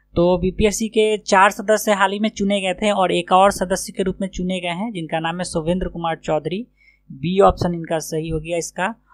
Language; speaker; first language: Hindi; native; Hindi